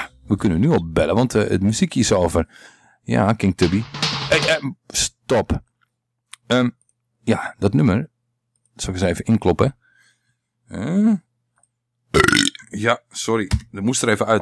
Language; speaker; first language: Dutch; native; Dutch